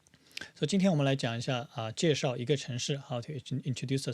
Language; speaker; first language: Chinese; non-native, fluent; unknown